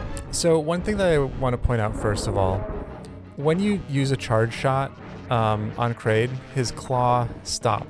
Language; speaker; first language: English; native; English